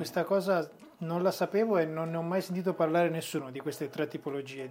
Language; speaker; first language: Italian; native; Italian